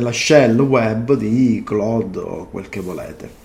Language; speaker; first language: Italian; native; Italian